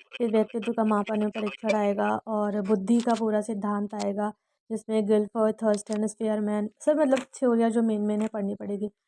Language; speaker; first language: Hindi; native; Hindi